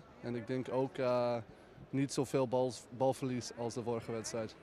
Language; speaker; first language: Dutch; non-native, learner; English